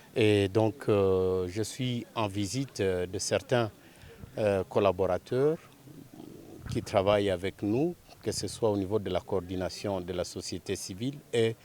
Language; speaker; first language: French; non-native, local second language; Swahili